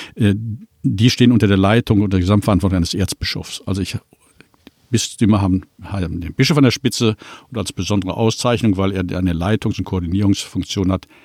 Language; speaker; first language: German; native; German